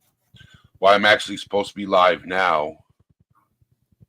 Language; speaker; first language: English; native; English